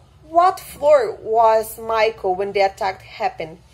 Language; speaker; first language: English; non-native, fluent; Portuguese